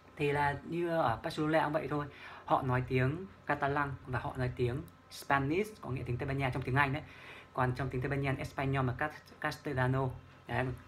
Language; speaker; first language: Vietnamese; native; Vietnamese